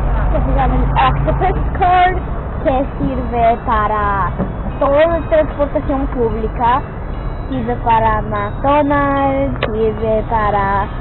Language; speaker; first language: Spanish; early bilingual, heritage; English